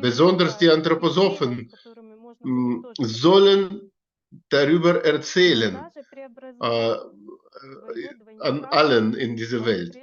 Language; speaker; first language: German; non-native, learner; Russian